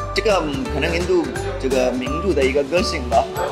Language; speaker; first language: Chinese; non-native, fluent; Hindi